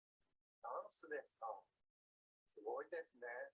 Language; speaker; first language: Japanese; non-native, learner; Indonesian